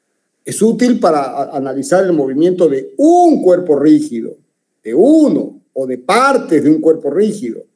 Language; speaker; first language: Spanish; native; Spanish